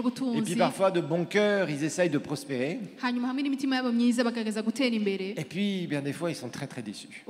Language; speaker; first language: French; native; French